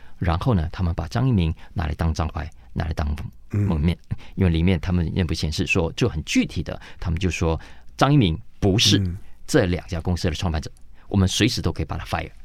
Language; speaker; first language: Chinese; native; Chinese